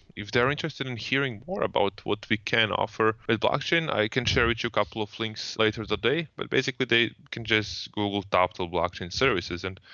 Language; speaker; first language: English; non-native, fluent; Croatian